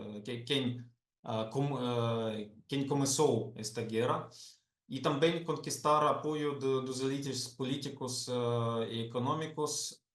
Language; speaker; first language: Portuguese; non-native, fluent; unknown